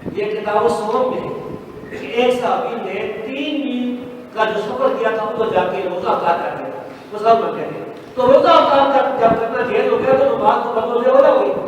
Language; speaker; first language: Urdu; non-native, local second language; Pashto